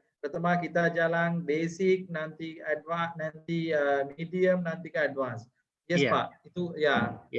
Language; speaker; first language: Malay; non-native, learner; Sinhala